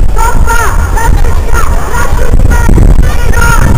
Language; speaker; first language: Swedish; non-native, fluent; Azerbaijani